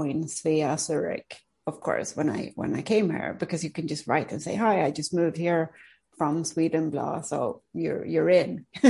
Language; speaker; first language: English; non-native, fluent; Swedish